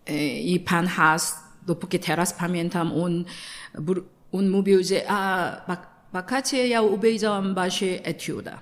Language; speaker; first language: Polish; non-native, learner; Korean